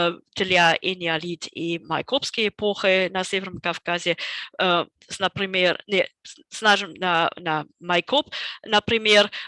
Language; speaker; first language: Russian; non-native, fluent; German